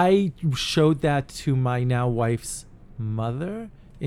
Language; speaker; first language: English; non-native, fluent; Hebrew